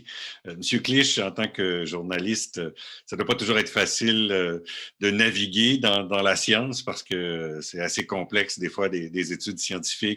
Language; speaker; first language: French; native; French